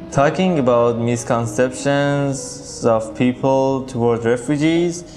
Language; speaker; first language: English; non-native, fluent; Persian